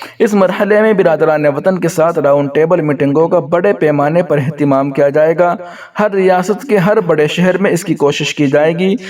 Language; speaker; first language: Urdu; native; Urdu